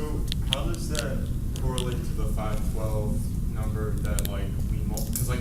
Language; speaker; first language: English; native; English